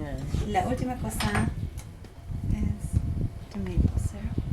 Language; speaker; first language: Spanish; non-native, learner; English